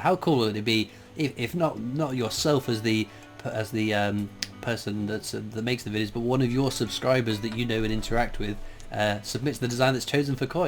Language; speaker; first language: English; native; English